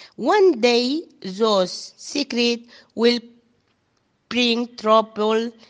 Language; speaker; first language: English; non-native, fluent; Arabic